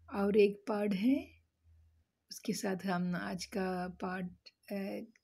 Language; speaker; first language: Hindi; non-native, local second language; Malayalam